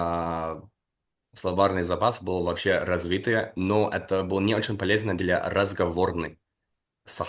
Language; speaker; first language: Russian; non-native, fluent; English